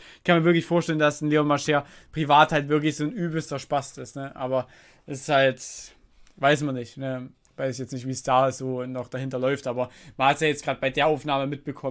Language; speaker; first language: German; native; German